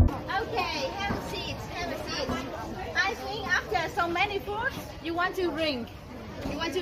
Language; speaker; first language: English; non-native, learner; Vietnamese